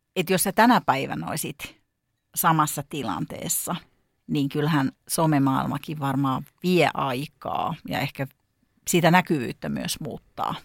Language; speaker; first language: Finnish; native; Finnish